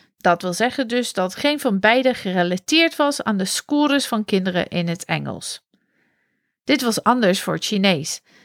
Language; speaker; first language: Dutch; non-native, fluent; English